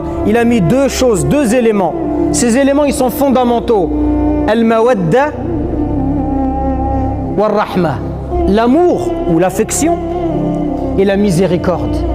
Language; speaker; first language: French; native; French